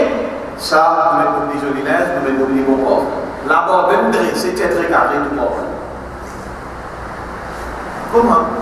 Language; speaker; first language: French; non-native, local second language; Morisyen